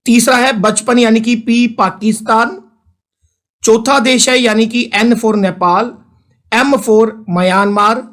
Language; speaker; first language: Hindi; non-native, local second language; Punjabi